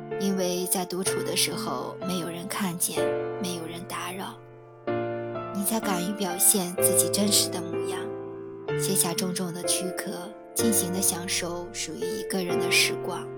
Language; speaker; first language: Chinese; native; Chinese